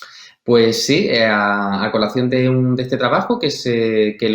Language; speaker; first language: Spanish; native; Spanish